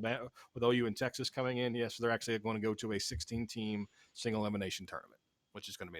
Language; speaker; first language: English; native; English